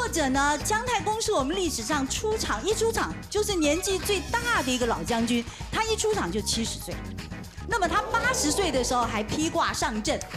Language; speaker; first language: Chinese; native; Chinese